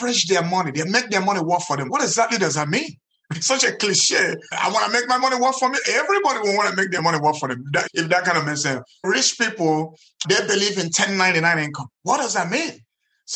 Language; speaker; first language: English; non-native, local second language; Igbo